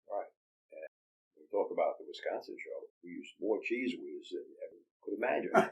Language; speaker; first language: English; native; English